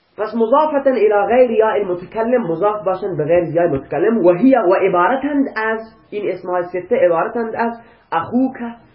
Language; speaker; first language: Persian; non-native, local second language; Baluchi